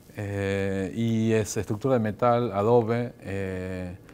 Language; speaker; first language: Spanish; native; Spanish